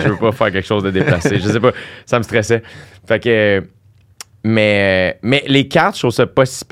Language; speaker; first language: French; native; French